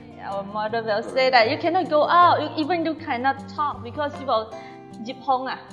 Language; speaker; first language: English; non-native, local second language; Chinese